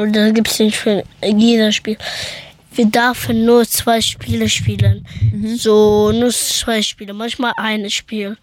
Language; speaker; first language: German; early bilingual, other home language; Persian